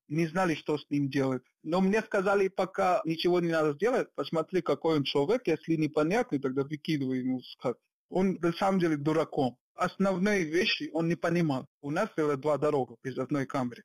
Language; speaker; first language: Russian; non-native, fluent; Hindi